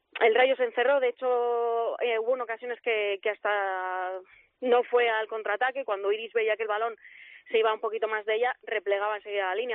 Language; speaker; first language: Spanish; native; Spanish